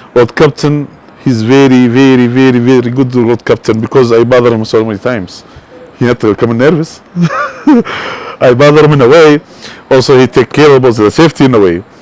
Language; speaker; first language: English; non-native, learner; Arabic